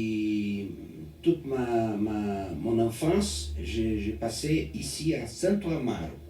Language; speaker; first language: French; non-native, learner; Portuguese